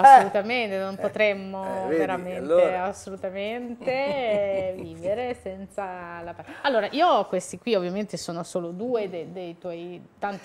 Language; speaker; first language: Italian; native; Italian